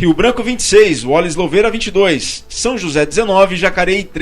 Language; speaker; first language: Portuguese; native; Portuguese